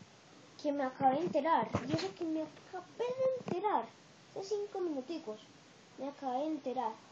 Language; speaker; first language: Spanish; native; Spanish